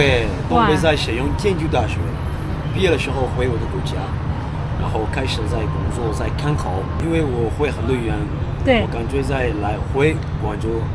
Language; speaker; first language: Chinese; non-native, learner; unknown